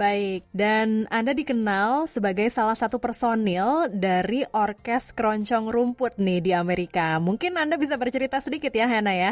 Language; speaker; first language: Indonesian; native; Indonesian